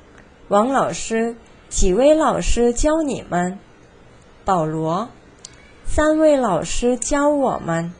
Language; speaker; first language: Chinese; non-native, fluent; Korean